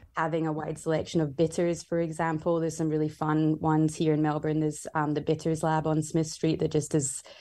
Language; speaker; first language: English; native; English